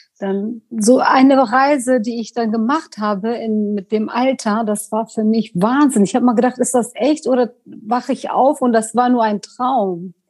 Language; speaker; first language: German; non-native, fluent; Kurdish